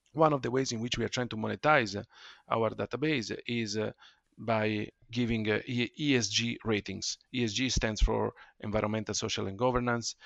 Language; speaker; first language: English; non-native, fluent; Italian